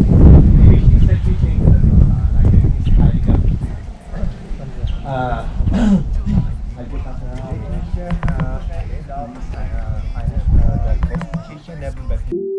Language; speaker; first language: German; non-native, fluent; Armenian